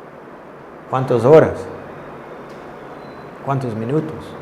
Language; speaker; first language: Spanish; non-native, fluent; English